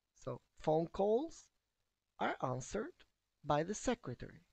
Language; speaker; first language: English; non-native, fluent; Albanian